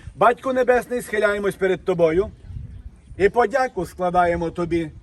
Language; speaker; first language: Ukrainian; non-native, local second language; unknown